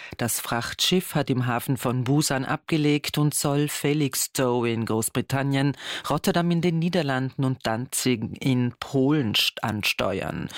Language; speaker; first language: German; native; German